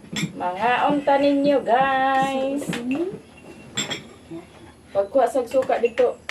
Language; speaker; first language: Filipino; non-native, local second language; Cebuano